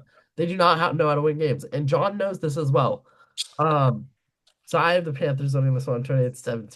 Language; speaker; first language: English; native; English